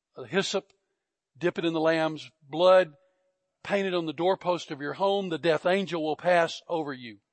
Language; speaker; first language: English; native; English